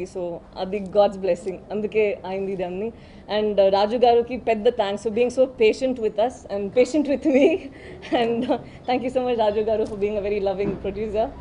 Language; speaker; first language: Telugu; non-native, fluent; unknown